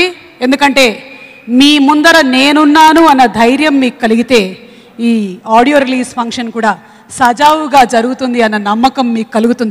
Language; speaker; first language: Telugu; native; Telugu